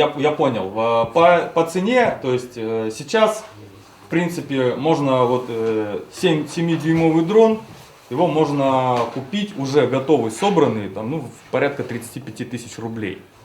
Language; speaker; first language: Russian; native; Russian